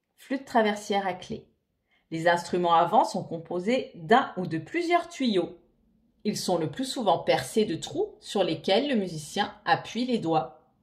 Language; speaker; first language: French; native; French